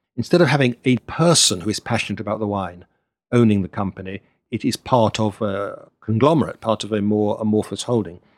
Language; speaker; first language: English; native; English